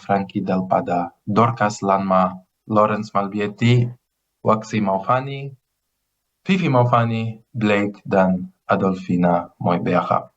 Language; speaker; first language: Indonesian; non-native, fluent; Greek